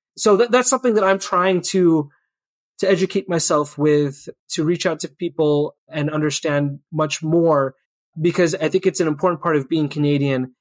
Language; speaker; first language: English; early bilingual, other home language; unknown